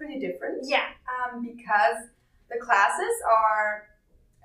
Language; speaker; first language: English; non-native, fluent; German